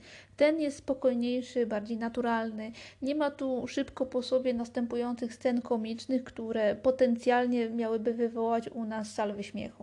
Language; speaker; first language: Polish; native; Polish